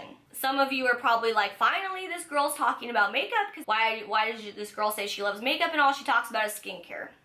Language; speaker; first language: English; native; English